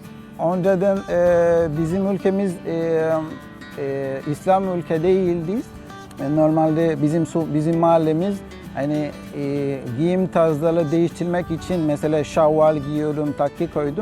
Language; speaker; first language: Turkish; non-native, learner; Haitian Creole